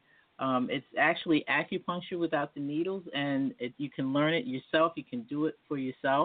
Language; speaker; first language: English; native; English